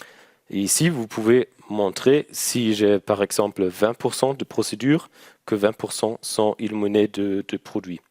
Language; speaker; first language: French; non-native, learner; German